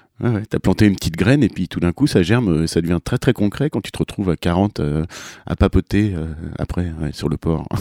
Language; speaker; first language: French; native; French